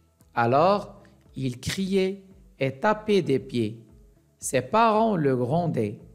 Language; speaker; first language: French; non-native, local second language; Arabic